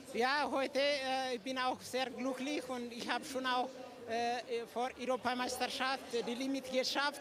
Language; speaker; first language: German; non-native, fluent; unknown